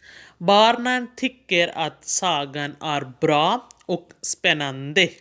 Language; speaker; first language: Swedish; non-native, fluent; Urdu